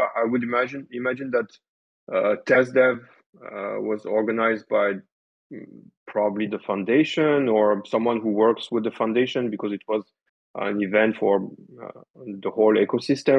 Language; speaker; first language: English; non-native, fluent; French